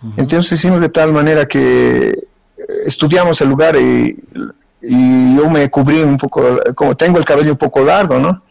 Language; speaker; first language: Spanish; native; Spanish